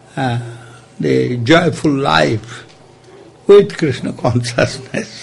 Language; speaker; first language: English; non-native, local second language; Bangla